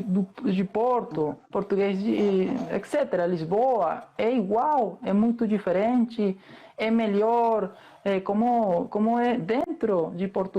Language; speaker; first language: Portuguese; non-native, fluent; Spanish